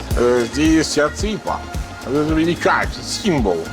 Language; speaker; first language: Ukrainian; non-native, learner; Italian